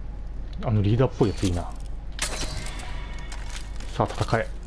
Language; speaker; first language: Japanese; native; Japanese